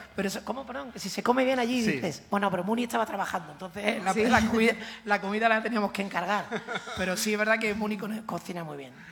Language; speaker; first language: Spanish; native; Spanish